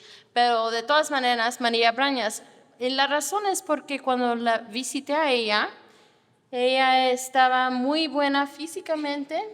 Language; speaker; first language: Spanish; non-native, fluent; English